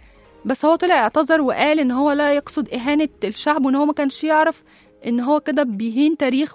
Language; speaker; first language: Arabic; native; Arabic